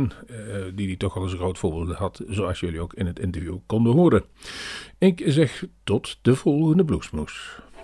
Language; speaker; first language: Dutch; native; Dutch